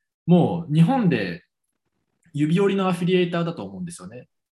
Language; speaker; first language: Japanese; native; Japanese